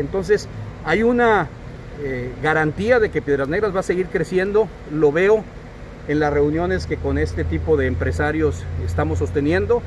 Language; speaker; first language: Spanish; native; Spanish